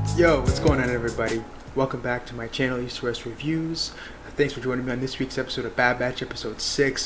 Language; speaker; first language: English; native; English